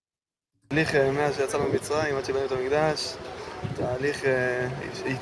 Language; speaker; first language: Hebrew; native; Hebrew